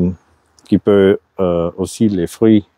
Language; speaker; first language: French; non-native, local second language; Dutch